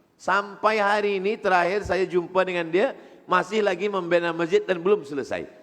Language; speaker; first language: Malay; native; Malay